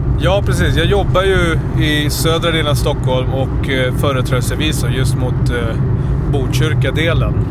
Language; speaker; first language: Swedish; early bilingual, other home language; Spanish